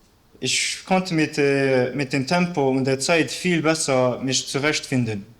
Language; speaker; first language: German; early bilingual, other home language; Bosnian